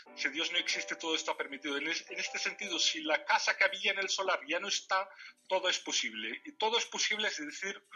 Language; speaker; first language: Spanish; non-native, fluent; Riffian